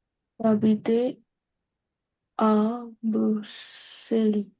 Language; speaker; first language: French; non-native, learner; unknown